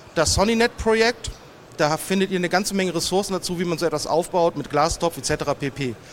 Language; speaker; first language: German; native; German